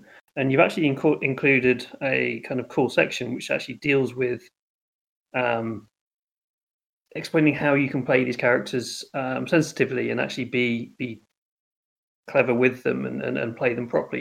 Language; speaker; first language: English; native; English